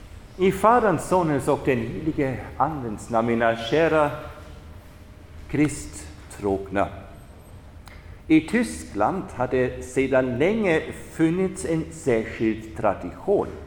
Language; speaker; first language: Swedish; non-native, fluent; German